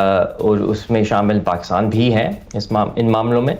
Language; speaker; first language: Urdu; native; Urdu